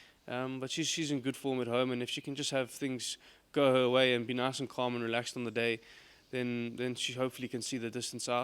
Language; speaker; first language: English; native; English